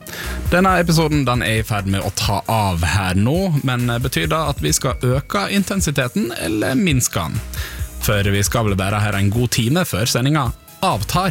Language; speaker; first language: Norwegian; native; Norwegian